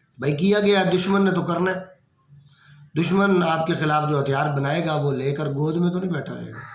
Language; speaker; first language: Urdu; non-native, local second language; Punjabi